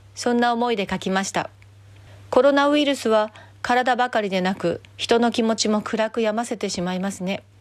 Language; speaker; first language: Japanese; native; Japanese